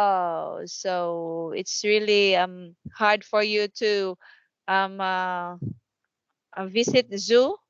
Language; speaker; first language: English; non-native, fluent; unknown